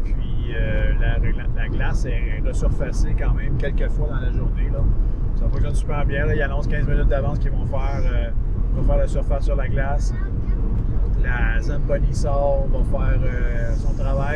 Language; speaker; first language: French; native; French